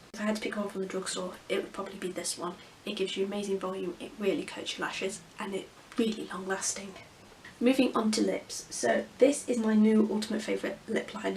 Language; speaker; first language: English; native; English